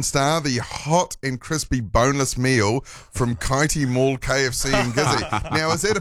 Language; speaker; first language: English; native; English